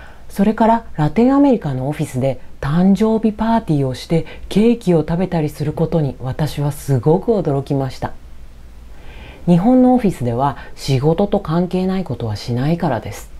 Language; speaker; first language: Japanese; non-native, fluent; Spanish